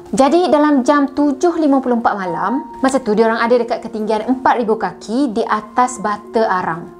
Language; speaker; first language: Malay; native; Malay